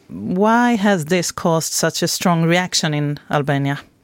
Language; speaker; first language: English; non-native, fluent; Swedish